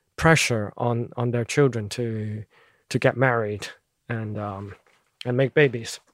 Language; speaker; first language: English; non-native, local second language; Cantonese